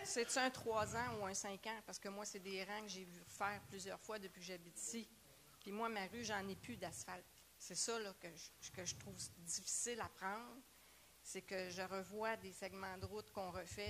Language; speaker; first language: French; native; French